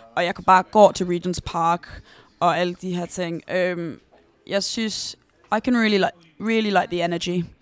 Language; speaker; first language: Danish; early bilingual, heritage; Danish